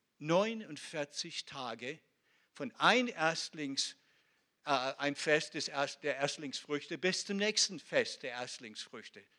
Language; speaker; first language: German; non-native, fluent; Hebrew